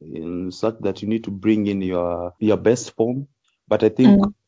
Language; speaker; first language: English; non-native, local second language; Luo (Kenya and Tanzania)